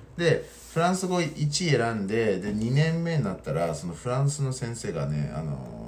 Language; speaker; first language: Japanese; non-native, fluent; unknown